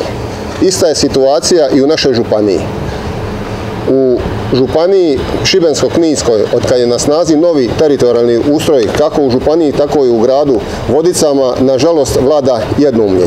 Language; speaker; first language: Serbian; native; Serbian